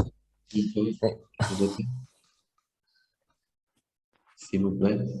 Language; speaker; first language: French; non-native, learner; Vietnamese